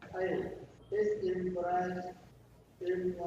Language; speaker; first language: English; non-native, learner; Vietnamese